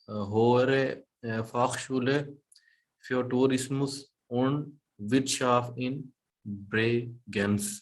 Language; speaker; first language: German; non-native, fluent; Urdu